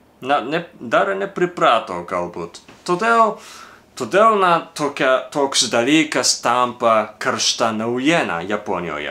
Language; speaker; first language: Lithuanian; non-native, fluent; Japanese